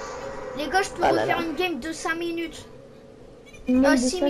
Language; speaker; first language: French; native; French